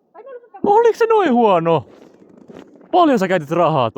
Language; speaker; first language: Finnish; native; Finnish